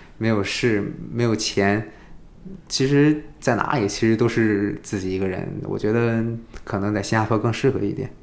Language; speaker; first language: Chinese; native; Chinese